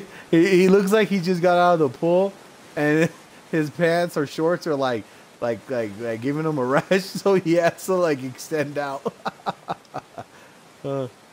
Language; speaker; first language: English; native; English